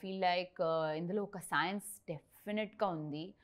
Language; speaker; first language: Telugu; non-native, learner; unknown